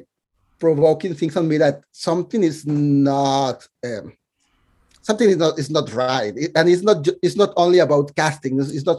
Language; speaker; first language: English; non-native, fluent; Spanish